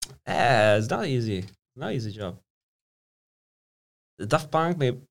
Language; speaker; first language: English; non-native, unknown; Italian